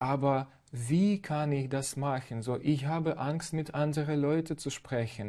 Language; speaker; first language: German; non-native, fluent; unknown